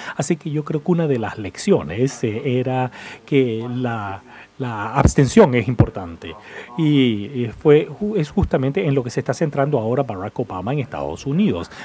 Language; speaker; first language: Spanish; non-native, fluent; English